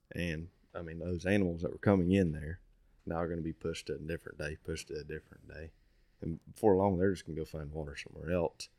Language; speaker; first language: English; native; English